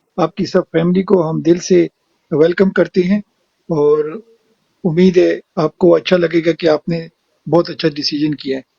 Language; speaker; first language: Urdu; native; Urdu